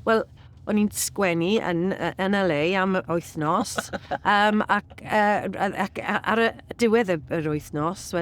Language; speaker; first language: Welsh; non-native, local second language; English